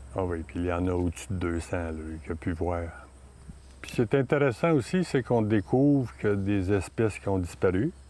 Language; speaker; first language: French; native; French